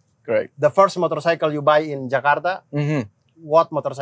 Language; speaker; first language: English; non-native, learner; Indonesian